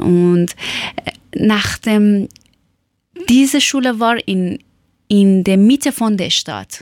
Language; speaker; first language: German; non-native, learner; Persian